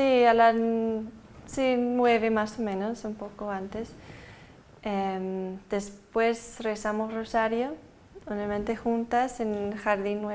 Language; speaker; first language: Spanish; early bilingual, heritage; Spanish